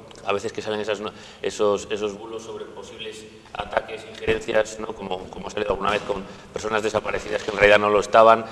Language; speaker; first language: Spanish; native; Spanish